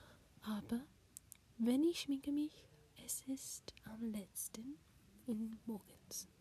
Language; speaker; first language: German; non-native, learner; English